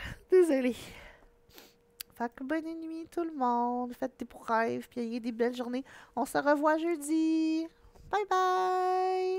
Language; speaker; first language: French; native; French